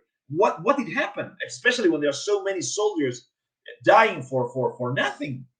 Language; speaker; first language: English; non-native, fluent; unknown